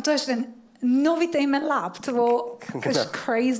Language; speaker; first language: German; non-native, fluent; Persian